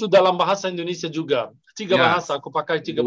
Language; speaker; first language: Indonesian; non-native, fluent; Arabic